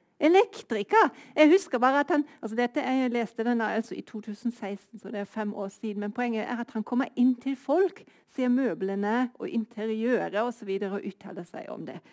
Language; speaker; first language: Norwegian; native; Norwegian